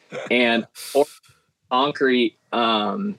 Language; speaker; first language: English; native; English